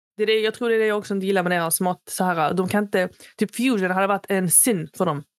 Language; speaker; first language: Swedish; early bilingual, other home language; Arabic